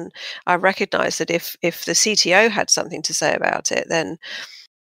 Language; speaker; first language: English; native; English